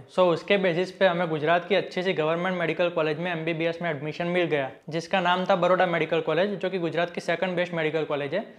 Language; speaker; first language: Hindi; non-native, local second language; Gujarati